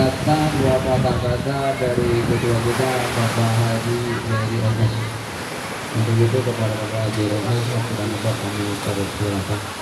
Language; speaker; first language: Indonesian; native; Indonesian